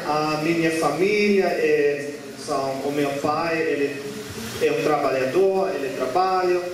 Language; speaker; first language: Portuguese; non-native, learner; German